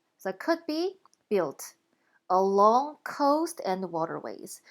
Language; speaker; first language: English; non-native, fluent; Korean